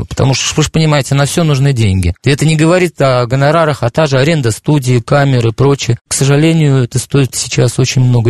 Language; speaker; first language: Russian; native; Russian